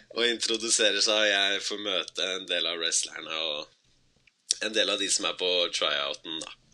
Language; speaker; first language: Norwegian; early bilingual, other home language; Spanish